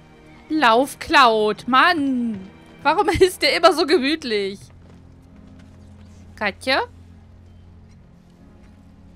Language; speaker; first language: German; native; German